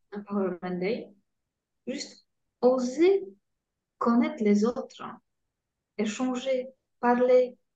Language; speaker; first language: French; non-native, fluent; Polish